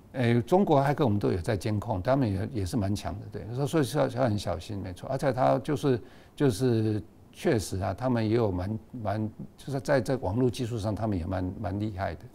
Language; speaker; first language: Chinese; native; Chinese